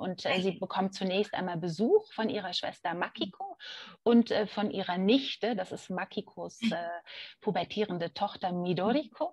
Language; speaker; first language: German; native; German